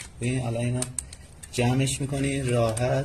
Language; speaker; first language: Persian; native; Persian